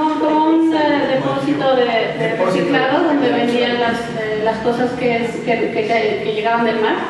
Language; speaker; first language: Spanish; native; Spanish